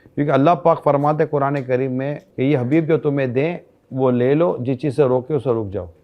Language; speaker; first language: Urdu; native; Urdu